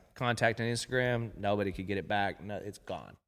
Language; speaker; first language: English; native; English